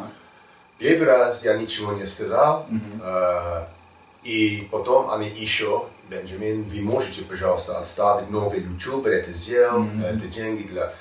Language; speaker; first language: Russian; non-native, learner; English